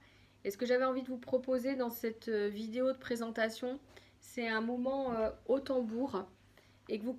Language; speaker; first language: French; native; French